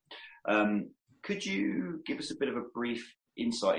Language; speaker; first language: English; native; English